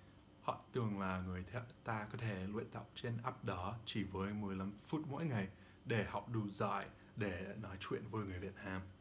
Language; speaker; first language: Vietnamese; non-native, learner; English